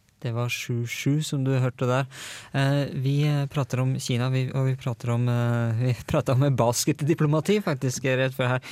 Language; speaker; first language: Norwegian; native; Norwegian